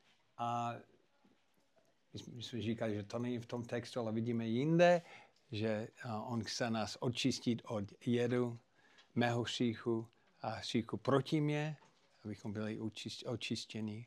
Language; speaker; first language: Czech; non-native, fluent; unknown